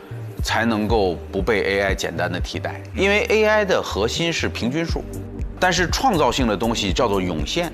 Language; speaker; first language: Chinese; native; Chinese